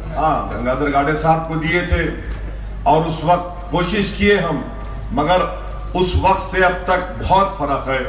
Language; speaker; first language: Urdu; native; Urdu